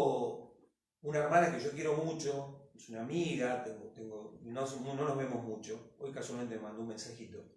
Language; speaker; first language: Spanish; native; Spanish